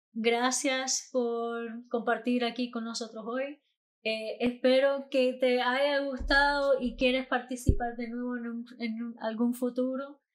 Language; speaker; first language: Spanish; early bilingual, heritage; Spanish